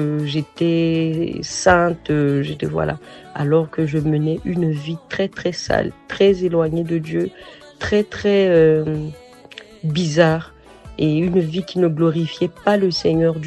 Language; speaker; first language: French; non-native, local second language; Sango